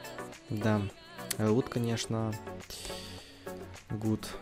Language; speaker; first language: Russian; native; Russian